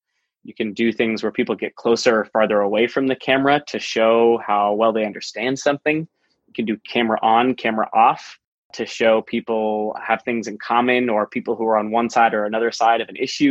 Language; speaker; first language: English; native; English